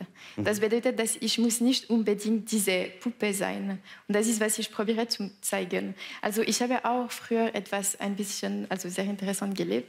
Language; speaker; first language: German; non-native, local second language; French